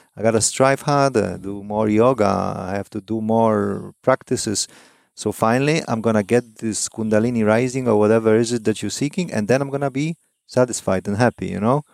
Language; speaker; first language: English; non-native, fluent; Polish